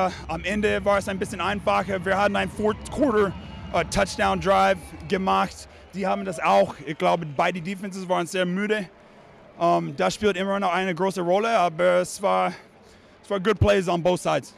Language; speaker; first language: German; non-native, fluent; English